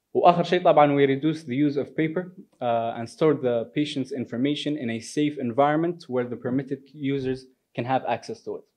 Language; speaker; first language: English; non-native, fluent; Arabic